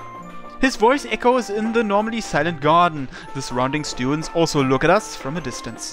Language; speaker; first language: English; native; English